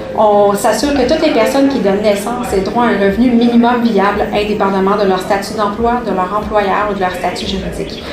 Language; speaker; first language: French; native; French